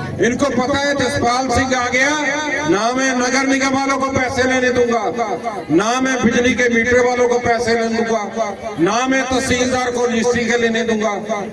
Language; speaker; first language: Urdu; non-native, local second language; Punjabi